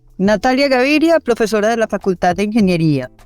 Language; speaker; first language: Spanish; native; Spanish